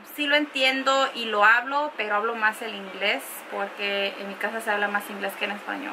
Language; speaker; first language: Spanish; early bilingual, heritage; Spanish